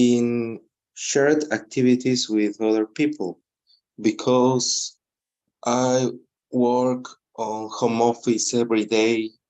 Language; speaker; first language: English; non-native, learner; Spanish